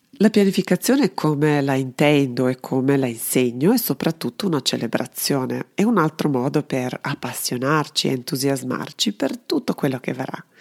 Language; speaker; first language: Italian; non-native, fluent; Serbian